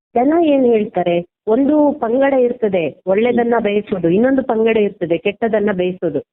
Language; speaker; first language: Kannada; non-native, local second language; Tulu